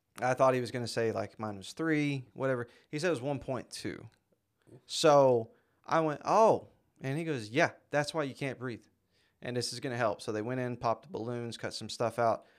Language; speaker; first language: English; native; English